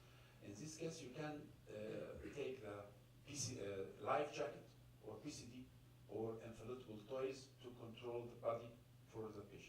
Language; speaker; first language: English; non-native, fluent; Arabic